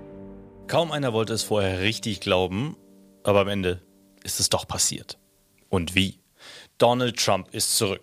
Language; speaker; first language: German; native; German